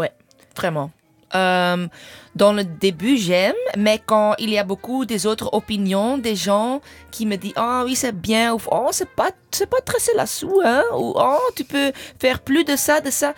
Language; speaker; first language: French; non-native, learner; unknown